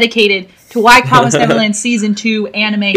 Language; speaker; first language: English; native; English